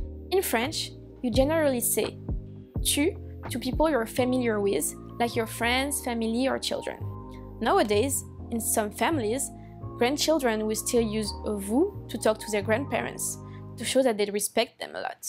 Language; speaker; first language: English; non-native, fluent; French